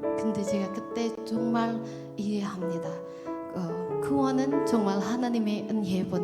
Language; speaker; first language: Korean; non-native, learner; Indonesian